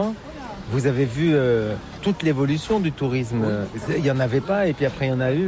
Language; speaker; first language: French; native; French